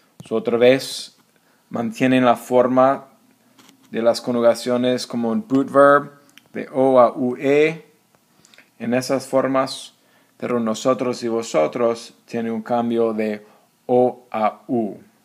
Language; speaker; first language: Spanish; non-native, fluent; English